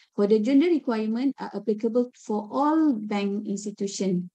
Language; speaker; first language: English; non-native, local second language; Malay